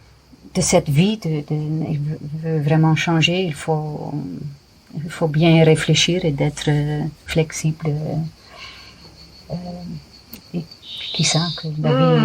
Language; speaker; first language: French; non-native, fluent; Dutch